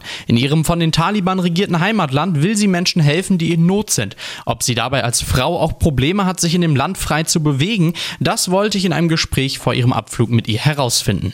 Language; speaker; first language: German; native; German